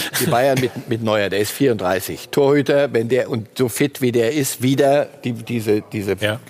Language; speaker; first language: German; native; German